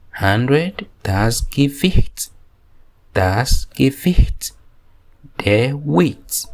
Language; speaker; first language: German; non-native, fluent; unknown